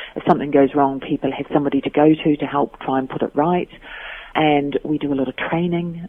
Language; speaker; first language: English; native; English